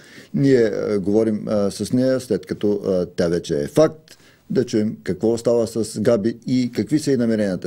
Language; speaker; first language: Bulgarian; native; Bulgarian